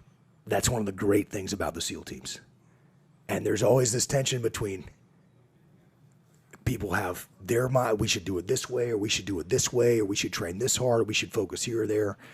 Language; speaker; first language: English; native; English